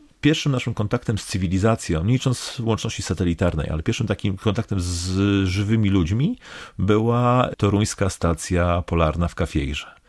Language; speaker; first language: Polish; native; Polish